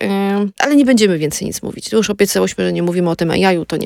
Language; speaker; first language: Polish; native; Polish